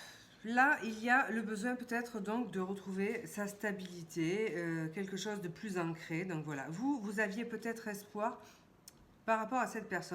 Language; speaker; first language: French; native; French